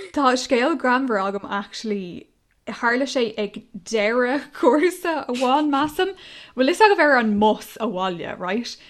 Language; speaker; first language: Irish; non-native, local second language; English